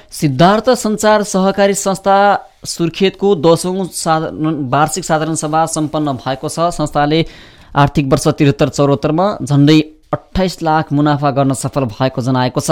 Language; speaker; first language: Nepali; native; Nepali